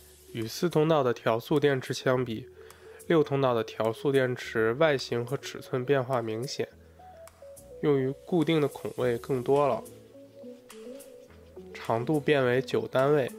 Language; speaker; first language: Chinese; native; Chinese